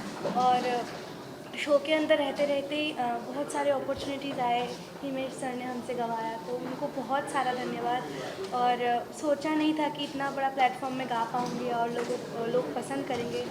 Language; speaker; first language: Hindi; non-native, local second language; Bangla